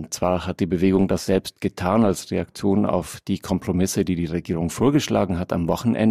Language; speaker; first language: German; native; German